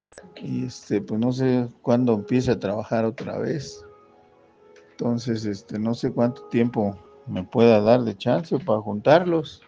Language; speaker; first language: Spanish; native; Spanish